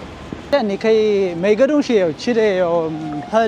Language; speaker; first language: Chinese; non-native, fluent; Amharic